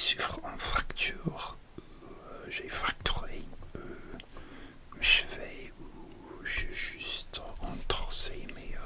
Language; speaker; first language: French; non-native, learner; English